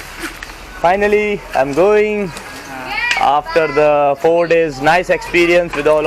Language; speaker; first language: English; non-native, learner; Hindi